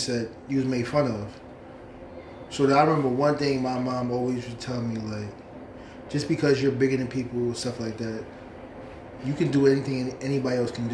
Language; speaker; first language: English; native; English